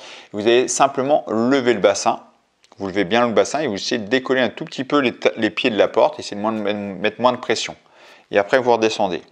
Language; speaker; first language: French; native; French